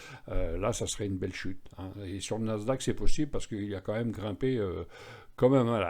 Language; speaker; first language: French; native; French